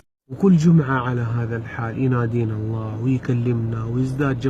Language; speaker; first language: Arabic; native; Arabic